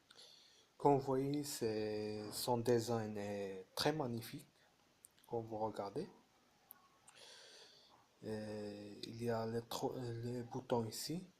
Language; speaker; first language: French; non-native, fluent; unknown